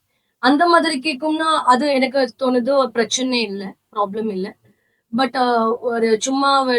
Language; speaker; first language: Tamil; non-native, learner; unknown